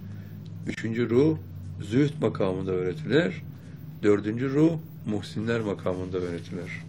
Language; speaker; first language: Turkish; native; Turkish